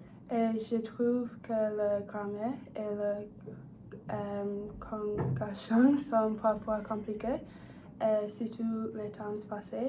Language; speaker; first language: French; non-native, learner; English